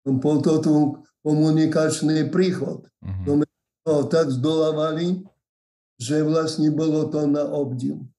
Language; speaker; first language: Slovak; non-native, local second language; Rusyn